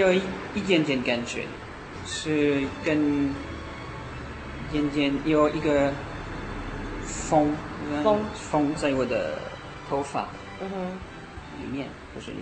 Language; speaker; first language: Chinese; non-native, learner; French